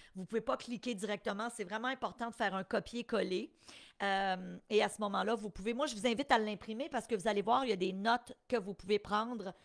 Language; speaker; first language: French; native; French